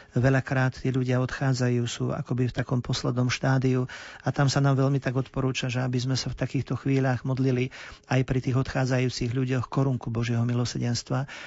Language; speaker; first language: Slovak; native; Slovak